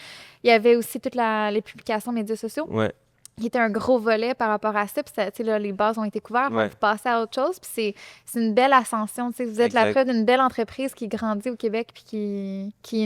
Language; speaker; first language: French; native; French